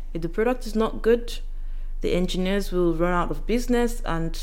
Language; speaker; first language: English; non-native, local second language; Yoruba